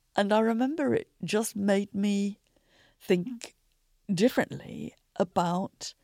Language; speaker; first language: English; native; English